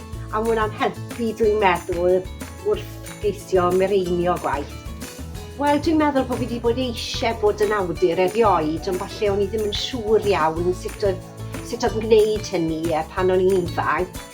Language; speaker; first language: Welsh; native; Welsh